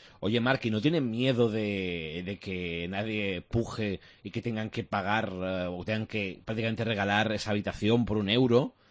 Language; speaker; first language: Spanish; native; Spanish